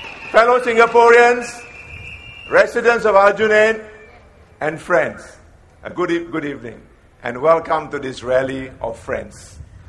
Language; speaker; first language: English; non-native, local second language; Malay